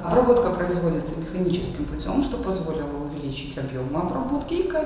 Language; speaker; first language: Russian; native; Russian